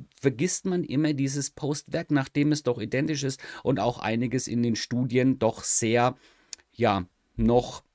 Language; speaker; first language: German; native; German